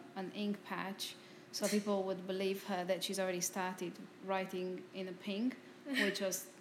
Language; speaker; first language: English; non-native, fluent; Romanian